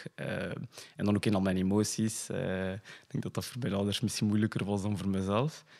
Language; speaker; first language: Dutch; non-native, fluent; French